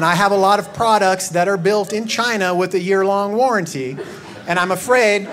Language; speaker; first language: English; native; English